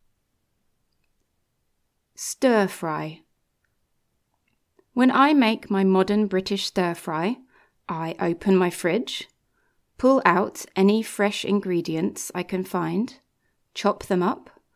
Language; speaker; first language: English; native; English